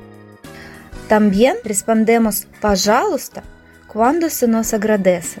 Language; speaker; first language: Spanish; non-native, fluent; Russian